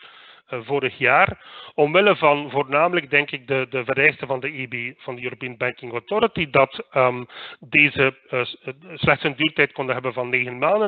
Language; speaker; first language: Dutch; native; Dutch